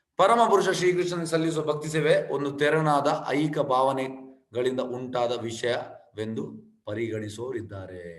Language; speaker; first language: Kannada; native; Kannada